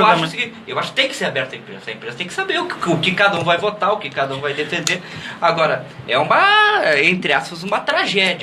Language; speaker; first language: Portuguese; native; Portuguese